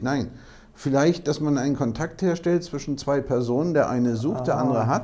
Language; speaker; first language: German; native; German